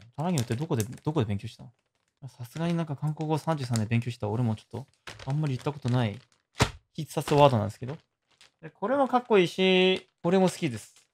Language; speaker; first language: Japanese; non-native, fluent; Korean